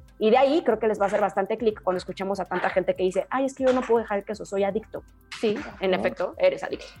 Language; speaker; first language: Spanish; native; Spanish